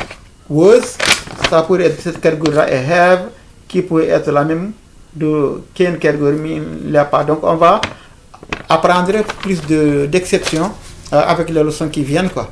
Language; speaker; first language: French; non-native, local second language; Fula